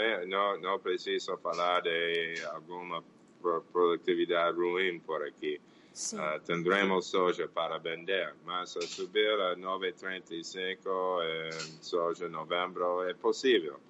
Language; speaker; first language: Portuguese; non-native, fluent; English